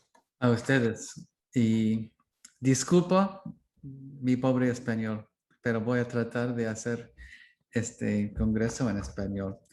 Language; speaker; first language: Spanish; non-native, learner; English